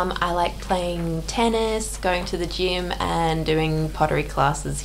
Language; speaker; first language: English; native; English